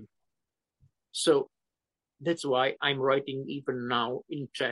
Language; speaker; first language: English; non-native, fluent; Romanian